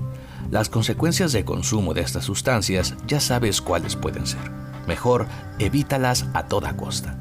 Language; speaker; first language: Spanish; native; Spanish